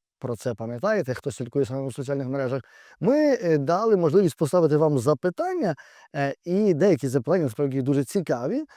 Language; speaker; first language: Ukrainian; native; Ukrainian